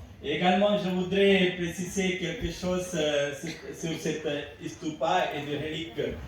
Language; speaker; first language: French; non-native, fluent; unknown